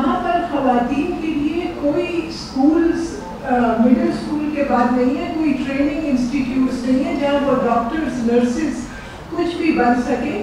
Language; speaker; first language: Urdu; native; Urdu